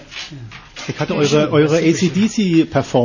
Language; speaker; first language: German; native; German